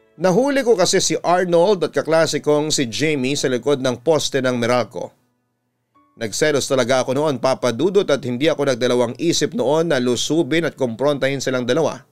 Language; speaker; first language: Filipino; native; Filipino